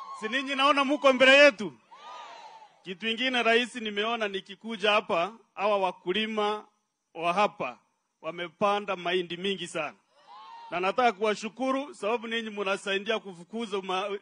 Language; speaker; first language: Swahili; non-native, local second language; Meru